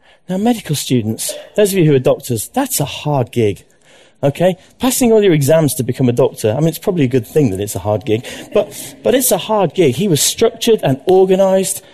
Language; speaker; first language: English; native; English